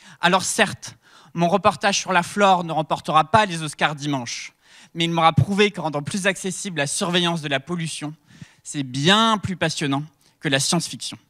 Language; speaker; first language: French; native; French